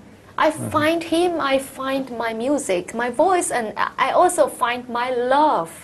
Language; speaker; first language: English; non-native, learner; Chinese